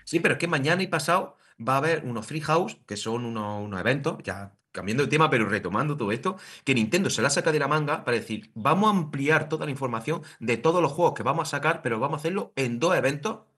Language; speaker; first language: Spanish; native; Spanish